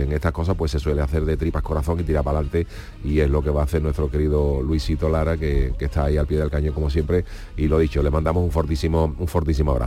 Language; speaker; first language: Spanish; native; Spanish